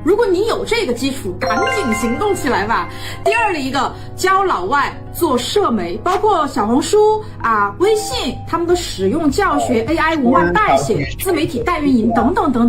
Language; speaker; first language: Chinese; native; Chinese